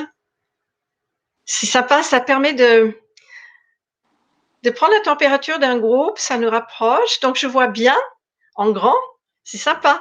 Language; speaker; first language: French; non-native, fluent; English